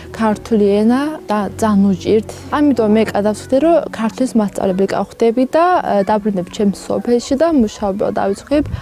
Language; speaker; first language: Georgian; non-native, local second language; Azerbaijani